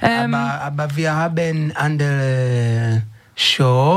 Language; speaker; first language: German; non-native, learner; Swahili